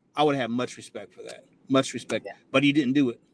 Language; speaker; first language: English; native; English